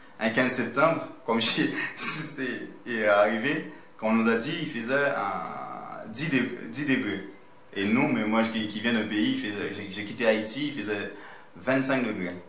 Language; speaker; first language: French; non-native, local second language; Haitian Creole